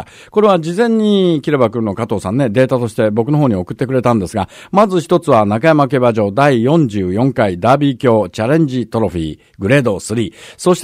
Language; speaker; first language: Japanese; native; Japanese